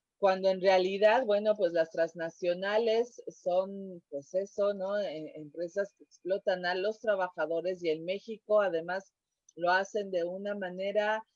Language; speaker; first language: Spanish; native; Spanish